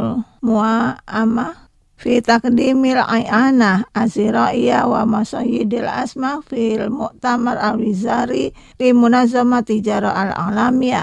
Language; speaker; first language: Arabic; non-native, fluent; Indonesian